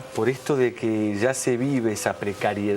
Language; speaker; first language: Spanish; native; Spanish